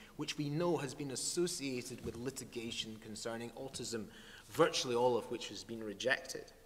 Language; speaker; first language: English; native; English